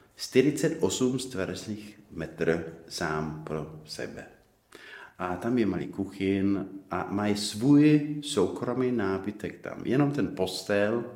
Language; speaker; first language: Czech; non-native, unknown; Danish